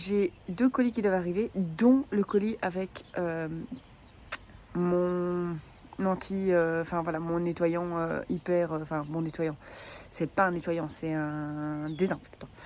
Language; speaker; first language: French; native; French